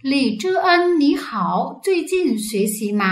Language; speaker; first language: Chinese; non-native, fluent; Vietnamese